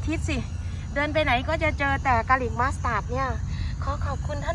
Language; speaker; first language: Thai; native; Thai